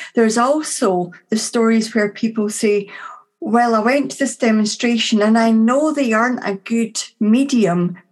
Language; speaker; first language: English; native; English